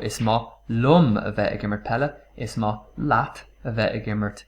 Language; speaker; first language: Irish; non-native, local second language; English